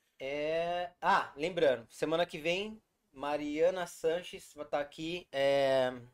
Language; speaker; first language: Portuguese; native; Portuguese